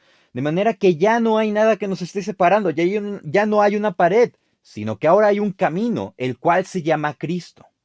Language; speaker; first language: Spanish; native; Spanish